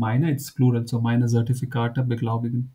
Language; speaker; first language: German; non-native, fluent; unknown